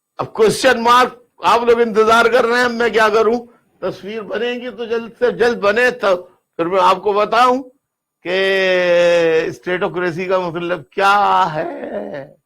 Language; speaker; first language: Urdu; native; Urdu